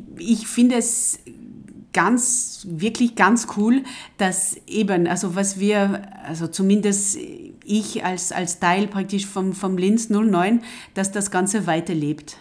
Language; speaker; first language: German; non-native, fluent; French